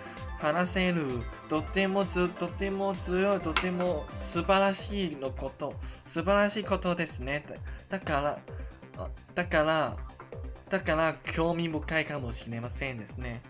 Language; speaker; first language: Japanese; non-native, learner; Cantonese